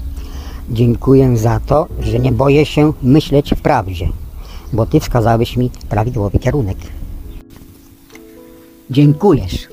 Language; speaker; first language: Polish; native; Polish